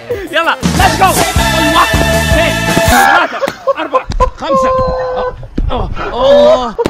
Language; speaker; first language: Arabic; native; Arabic